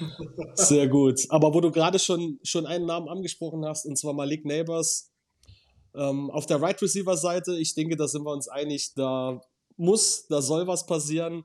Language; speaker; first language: German; native; German